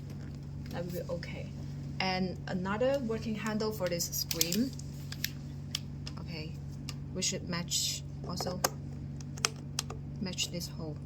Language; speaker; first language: English; non-native, learner; Chinese